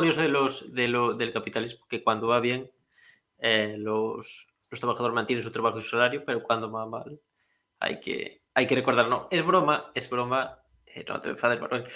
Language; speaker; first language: Spanish; native; Spanish